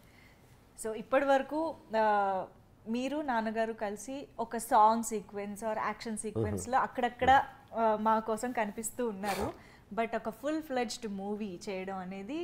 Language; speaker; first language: Telugu; native; Telugu